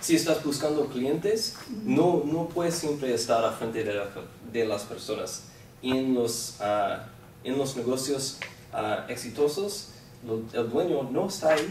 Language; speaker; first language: Spanish; non-native, fluent; English